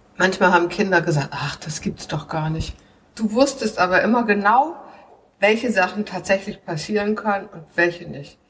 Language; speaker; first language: German; native; German